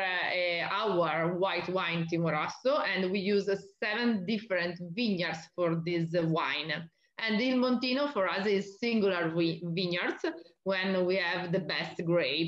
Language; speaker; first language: English; non-native, learner; Italian